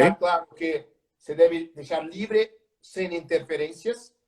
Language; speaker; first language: Spanish; non-native, learner; Portuguese